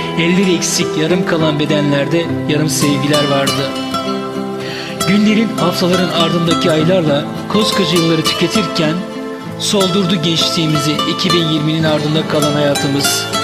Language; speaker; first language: Turkish; native; Turkish